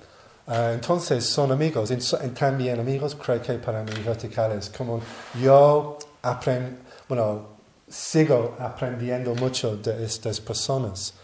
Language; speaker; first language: Spanish; non-native, learner; English